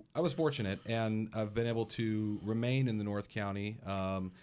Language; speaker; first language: English; native; English